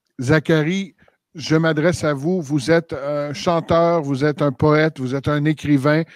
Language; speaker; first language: French; native; French